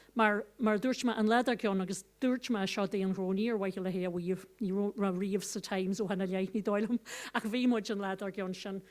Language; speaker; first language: Irish; non-native, local second language; English